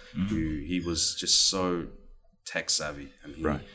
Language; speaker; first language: English; native; English